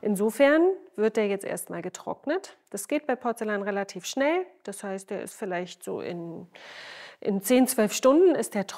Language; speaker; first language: German; native; German